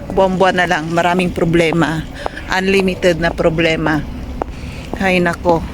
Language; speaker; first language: Filipino; native; Filipino